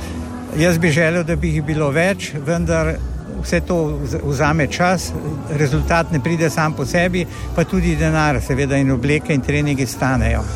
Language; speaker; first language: Slovenian; native; Slovenian